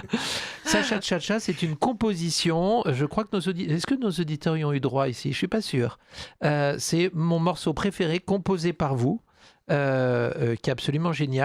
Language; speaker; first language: French; native; French